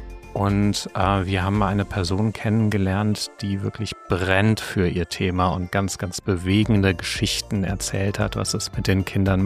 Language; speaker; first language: German; native; German